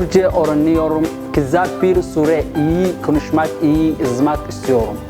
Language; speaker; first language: Turkish; non-native, learner; Somali